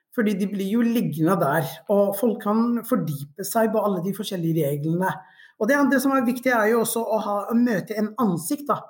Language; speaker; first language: Norwegian; non-native, fluent; Somali